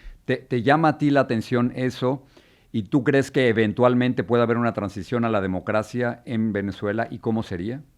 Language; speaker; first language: Spanish; native; Spanish